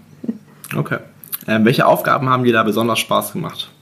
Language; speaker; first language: German; native; German